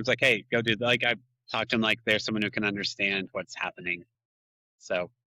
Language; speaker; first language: English; native; English